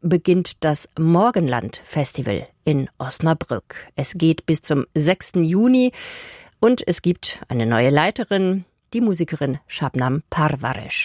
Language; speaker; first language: German; native; German